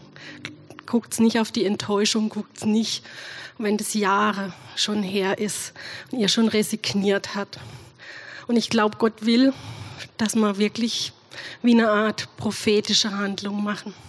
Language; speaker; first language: German; native; German